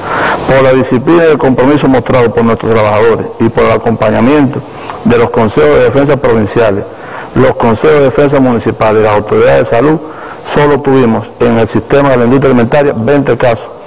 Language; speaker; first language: Spanish; native; Spanish